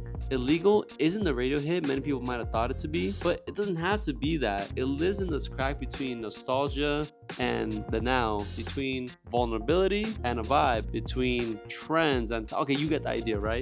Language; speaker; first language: English; native; English